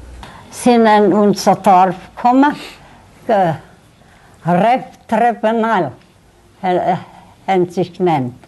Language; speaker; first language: German; early bilingual, heritage; German